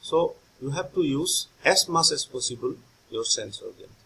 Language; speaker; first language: English; non-native, local second language; Assamese